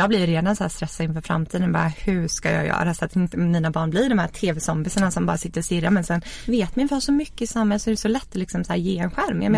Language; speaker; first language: Swedish; native; Swedish